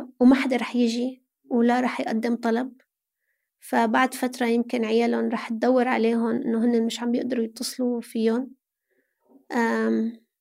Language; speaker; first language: Arabic; native; Arabic